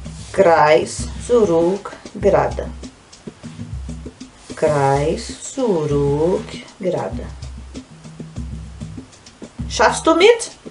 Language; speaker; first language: German; non-native, fluent; Portuguese